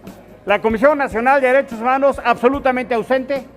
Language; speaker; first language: Spanish; native; Spanish